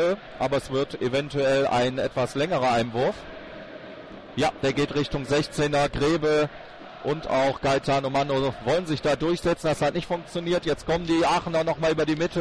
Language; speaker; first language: German; native; German